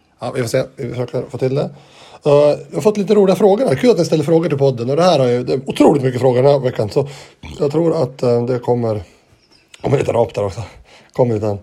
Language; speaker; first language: Swedish; native; Swedish